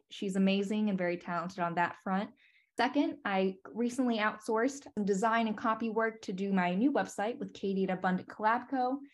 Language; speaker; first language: English; native; English